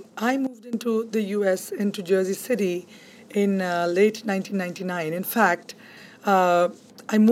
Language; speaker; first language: English; non-native, local second language; Bangla